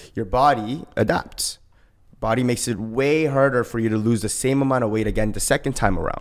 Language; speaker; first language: English; early bilingual, other home language; Korean